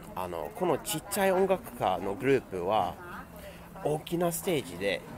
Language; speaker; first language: Japanese; non-native, fluent; English